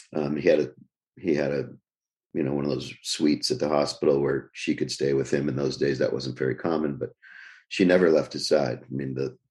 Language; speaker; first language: English; native; English